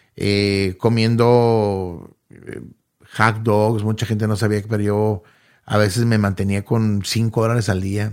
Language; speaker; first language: Spanish; early bilingual, heritage; Spanish